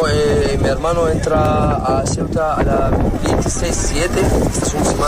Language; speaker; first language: Spanish; non-native, learner; Arabic